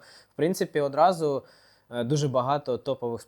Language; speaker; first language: Ukrainian; non-native, local second language; Russian